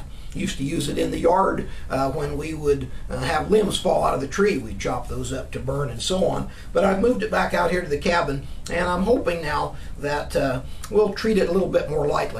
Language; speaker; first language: English; native; English